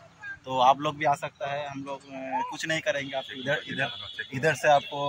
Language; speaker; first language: Hindi; non-native, local second language; Bangla